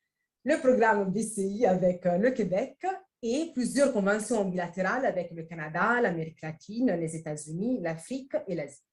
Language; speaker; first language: French; non-native, fluent; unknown